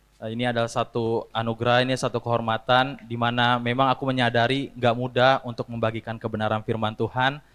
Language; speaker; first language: Indonesian; native; Indonesian